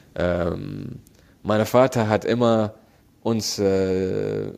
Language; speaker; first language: German; non-native, learner; Arabic